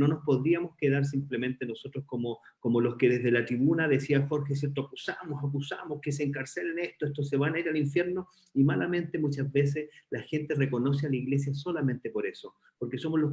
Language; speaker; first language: Spanish; native; Spanish